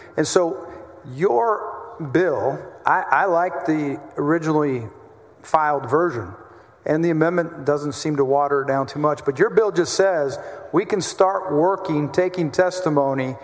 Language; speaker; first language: English; native; English